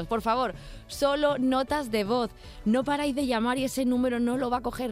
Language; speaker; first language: Spanish; native; Spanish